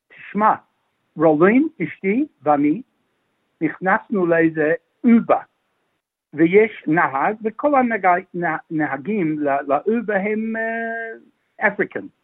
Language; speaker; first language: Hebrew; non-native, fluent; English